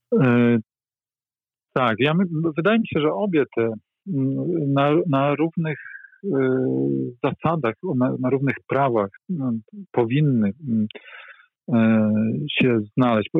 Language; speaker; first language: Polish; native; Polish